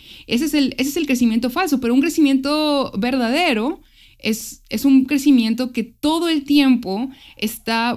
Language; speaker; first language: Spanish; native; Spanish